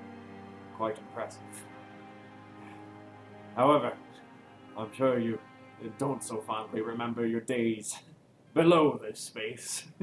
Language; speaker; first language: English; native; English